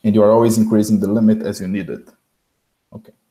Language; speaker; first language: English; non-native, fluent; Portuguese